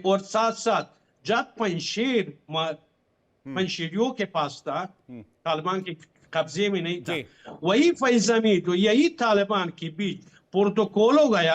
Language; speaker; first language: Hindi; non-native, fluent; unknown